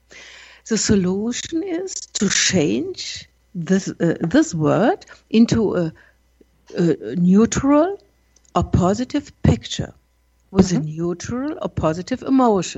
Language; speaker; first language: English; non-native, learner; German